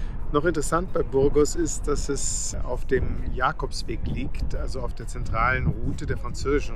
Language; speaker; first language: German; native; German